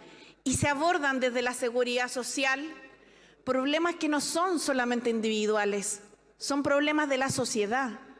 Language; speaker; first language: Spanish; native; Spanish